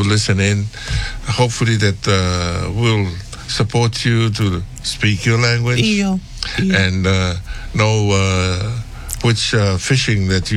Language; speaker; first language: English; non-native, fluent; Tongan